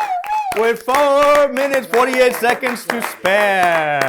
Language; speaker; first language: English; native; English